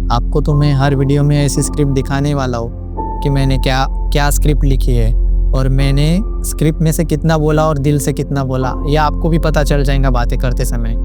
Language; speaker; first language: Hindi; non-native, local second language; Marathi